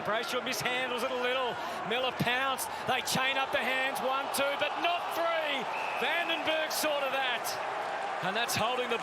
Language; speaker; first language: English; native; English